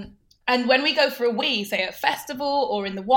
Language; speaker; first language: English; native; English